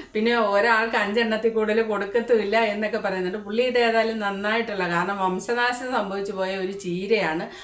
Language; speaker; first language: Malayalam; native; Malayalam